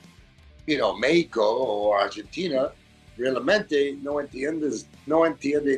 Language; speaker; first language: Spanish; non-native, learner; English